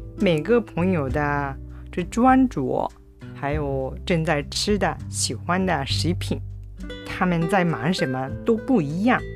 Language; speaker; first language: Chinese; non-native, fluent; Japanese